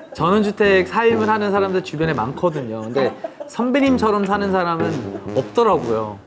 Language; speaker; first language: Korean; early bilingual, other home language; English